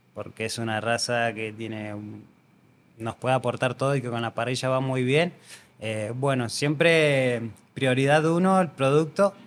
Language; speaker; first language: Spanish; native; Spanish